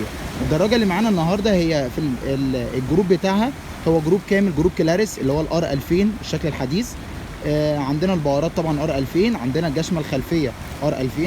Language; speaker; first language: Arabic; native; Arabic